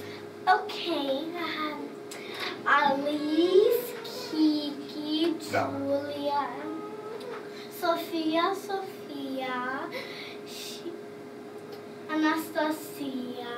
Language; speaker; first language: Romanian; early bilingual, heritage; English